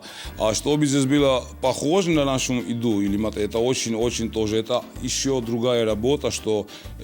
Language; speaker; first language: Russian; non-native, local second language; Georgian